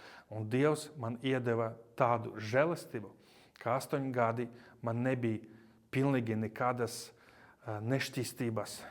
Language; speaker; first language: Latvian; non-native, local second language; Russian